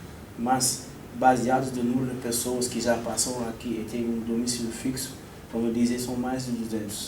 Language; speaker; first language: Portuguese; non-native, fluent; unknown